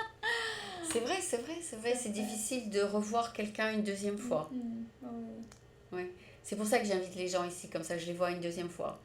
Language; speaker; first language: French; native; French